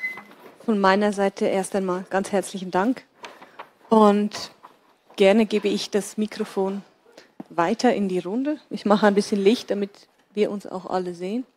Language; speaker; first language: German; native; German